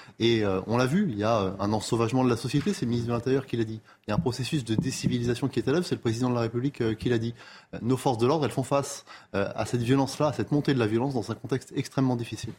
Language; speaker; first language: French; native; French